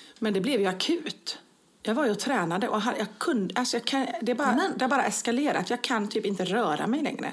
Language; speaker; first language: Swedish; native; Swedish